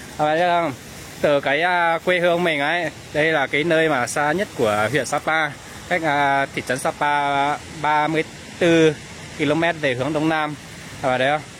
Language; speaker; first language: Vietnamese; non-native, local second language; Iu Mien